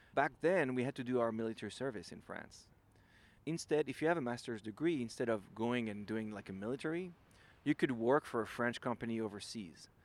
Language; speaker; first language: English; non-native, fluent; French